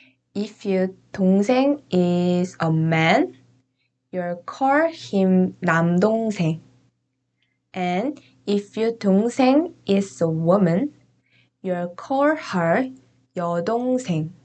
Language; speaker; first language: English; non-native, fluent; Korean